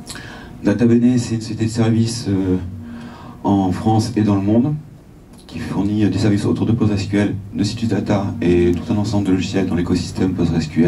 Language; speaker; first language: French; native; French